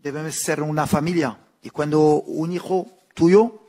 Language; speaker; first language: Spanish; non-native, fluent; Arabic